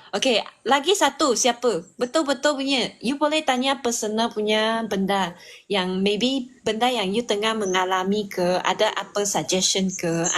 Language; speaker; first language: Malay; non-native, local second language; Chinese